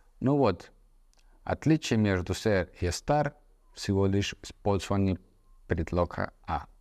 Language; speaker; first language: Russian; non-native, fluent; Spanish